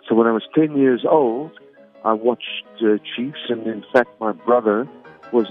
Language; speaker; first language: English; native; English